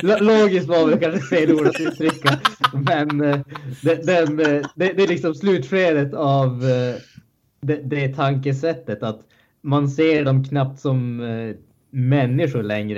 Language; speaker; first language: Swedish; native; Swedish